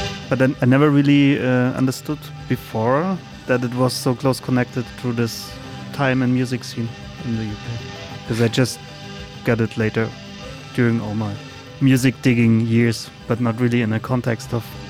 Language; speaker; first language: English; non-native, fluent; German